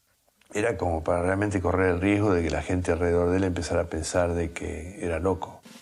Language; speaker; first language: Spanish; native; Spanish